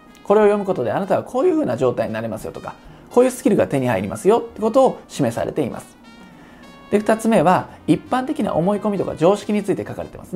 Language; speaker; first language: Japanese; native; Japanese